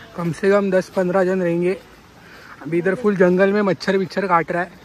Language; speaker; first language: Hindi; non-native, local second language; Marathi